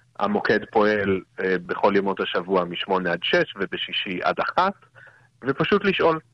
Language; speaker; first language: Hebrew; native; Hebrew